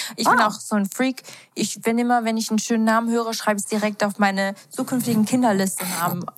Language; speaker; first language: German; early bilingual, other home language; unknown